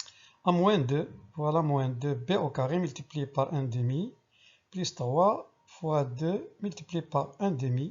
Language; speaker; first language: French; non-native, local second language; Arabic